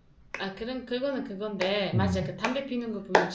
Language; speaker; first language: Korean; non-native, local second language; Uzbek